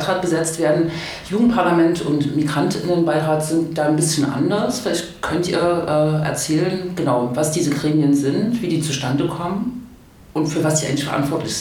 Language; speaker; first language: German; native; German